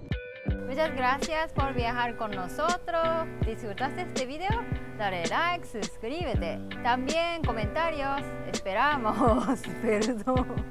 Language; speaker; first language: Spanish; non-native, learner; Japanese